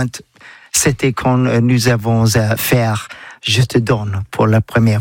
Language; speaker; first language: French; non-native, learner; English